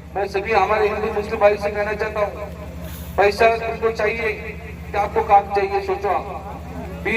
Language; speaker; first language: Hindi; non-native, local second language; Marathi